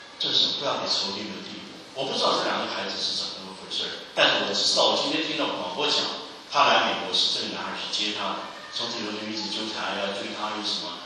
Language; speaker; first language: Chinese; native; Chinese